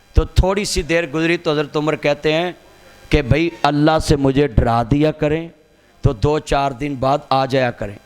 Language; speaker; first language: Urdu; non-native, local second language; Punjabi